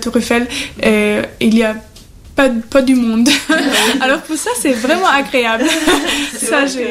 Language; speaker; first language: French; non-native, learner; German